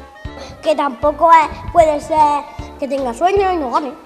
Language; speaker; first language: Spanish; native; Spanish